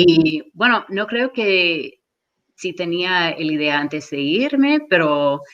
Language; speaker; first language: Spanish; non-native, fluent; English